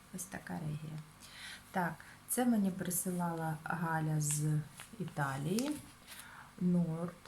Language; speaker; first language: Ukrainian; non-native, local second language; Russian